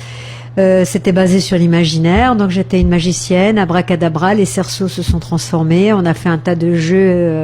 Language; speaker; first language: French; native; French